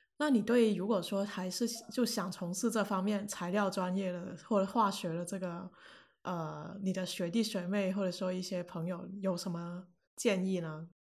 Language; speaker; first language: Chinese; non-native, local second language; Cantonese